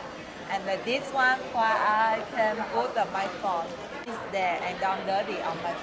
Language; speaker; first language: English; non-native, learner; Vietnamese